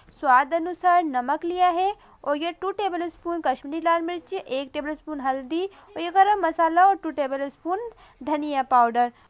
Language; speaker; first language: Hindi; native; Hindi